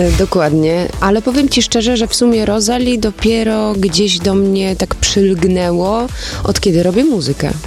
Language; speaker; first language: Polish; early bilingual, heritage; Polish